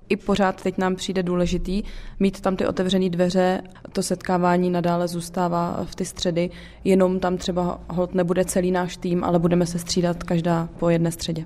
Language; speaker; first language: Czech; native; Czech